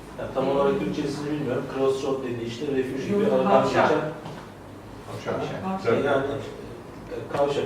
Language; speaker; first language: Turkish; native; Turkish